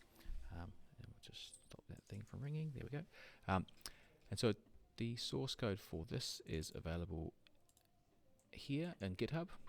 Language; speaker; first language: English; native; English